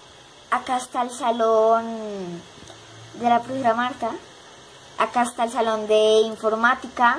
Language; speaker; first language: Spanish; native; Spanish